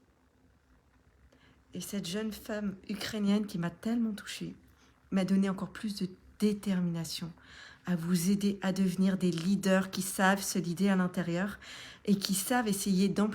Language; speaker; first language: French; native; French